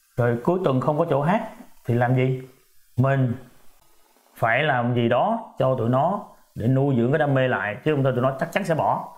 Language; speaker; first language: Vietnamese; native; Vietnamese